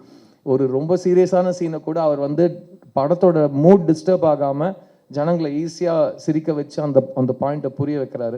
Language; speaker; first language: Tamil; native; Tamil